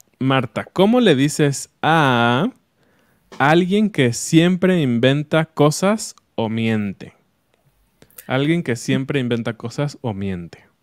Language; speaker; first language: Spanish; native; Spanish